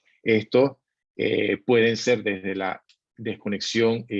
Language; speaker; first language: Spanish; native; Spanish